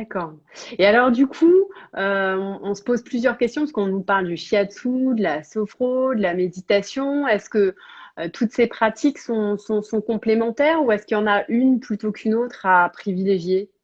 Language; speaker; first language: French; native; French